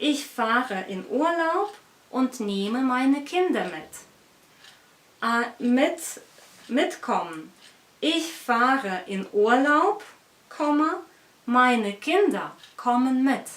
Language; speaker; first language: German; non-native, fluent; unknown